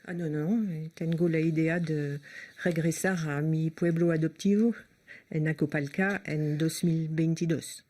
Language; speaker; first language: Spanish; non-native, learner; French